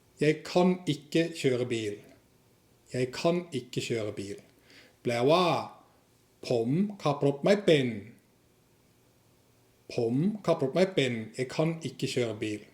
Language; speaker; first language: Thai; non-native, fluent; Norwegian